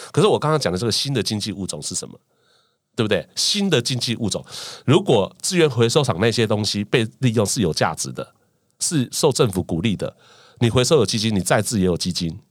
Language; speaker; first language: Chinese; native; Chinese